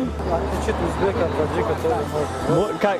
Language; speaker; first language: Russian; non-native, local second language; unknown